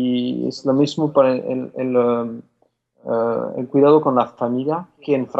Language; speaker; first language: Spanish; non-native, fluent; French